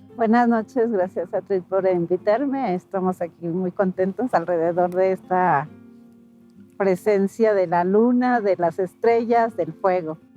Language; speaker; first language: Spanish; non-native, local second language; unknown